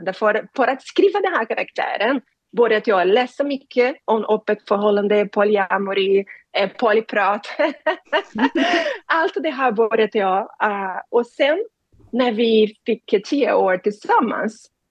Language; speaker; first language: Swedish; non-native, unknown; Portuguese